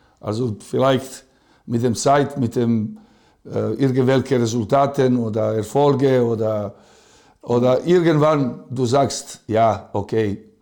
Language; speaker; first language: German; non-native, fluent; Serbian